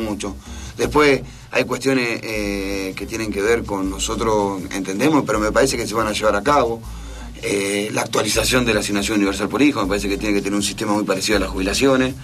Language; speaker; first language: Spanish; native; Spanish